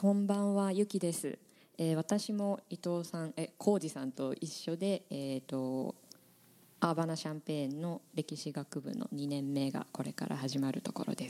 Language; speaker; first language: Japanese; native; Japanese